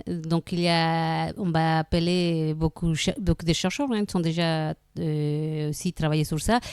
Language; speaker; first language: French; non-native, fluent; Spanish